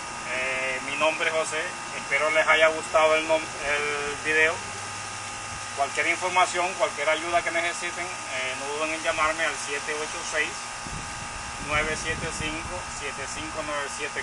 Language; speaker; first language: Spanish; native; Spanish